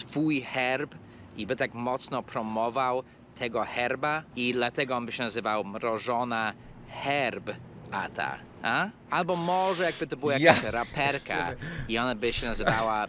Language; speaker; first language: Polish; non-native, fluent; English